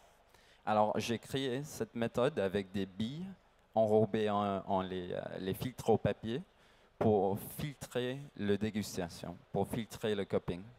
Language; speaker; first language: French; non-native, learner; English